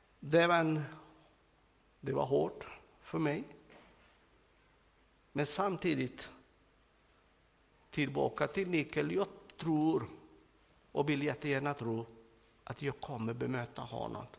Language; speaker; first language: Swedish; non-native, fluent; Spanish